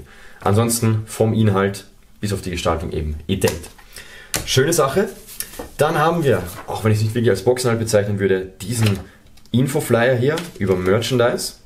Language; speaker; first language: German; native; German